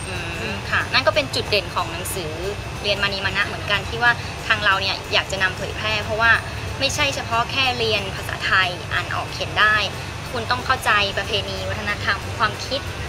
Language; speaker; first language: Thai; native; Thai